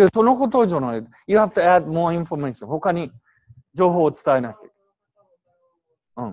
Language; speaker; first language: Japanese; native; Japanese